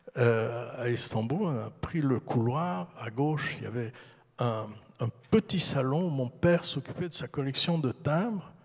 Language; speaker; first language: French; early bilingual, heritage; French